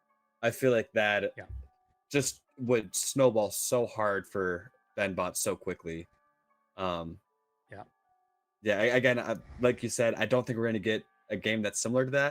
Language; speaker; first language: English; native; English